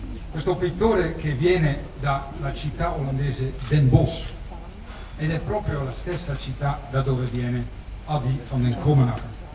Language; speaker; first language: Italian; non-native, fluent; Dutch